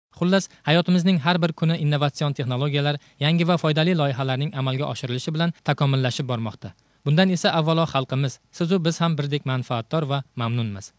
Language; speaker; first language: Uzbek; native; Uzbek